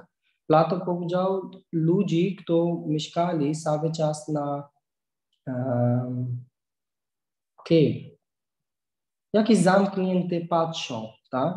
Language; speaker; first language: Polish; non-native, learner; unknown